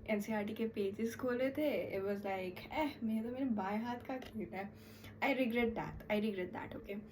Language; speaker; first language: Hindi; non-native, local second language; Bangla